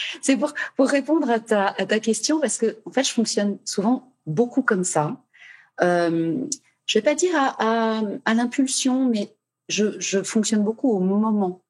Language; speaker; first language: French; native; French